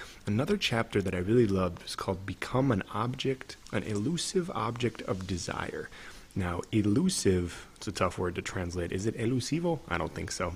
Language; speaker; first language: English; native; English